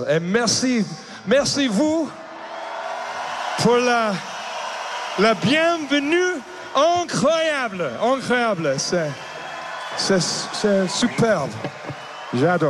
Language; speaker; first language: French; non-native, learner; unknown